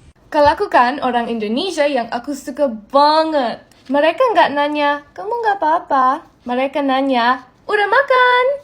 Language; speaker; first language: Indonesian; non-native, fluent; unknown